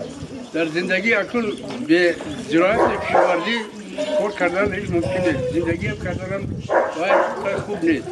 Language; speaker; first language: Persian; native; Persian